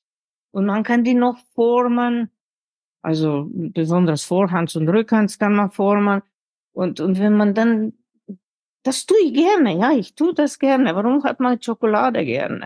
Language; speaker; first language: German; non-native, fluent; Slovenian